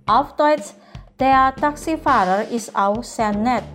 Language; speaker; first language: German; non-native, fluent; Indonesian